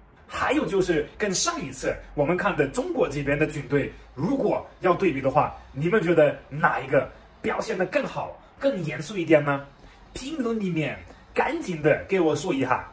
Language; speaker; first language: Chinese; non-native, fluent; German